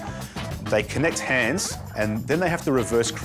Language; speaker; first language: English; native; English